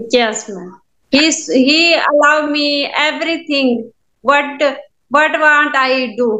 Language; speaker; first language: English; non-native, learner; Hindi